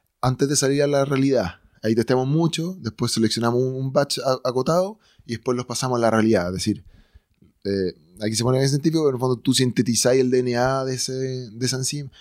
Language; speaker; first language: Spanish; native; Spanish